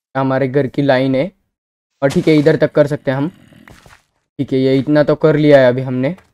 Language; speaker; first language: Hindi; native; Hindi